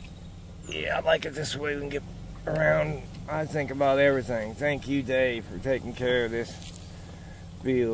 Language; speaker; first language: English; native; English